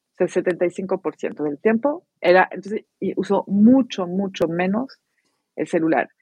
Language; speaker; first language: Spanish; non-native, fluent; French